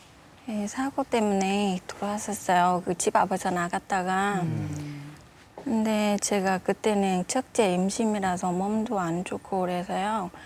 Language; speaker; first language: Korean; non-native, fluent; Vietnamese